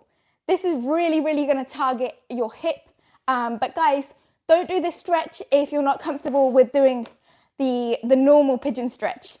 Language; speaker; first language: English; native; English